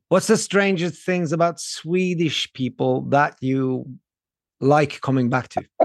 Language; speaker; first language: English; non-native, fluent; Norwegian